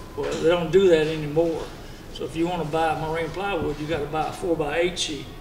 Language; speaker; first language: English; native; English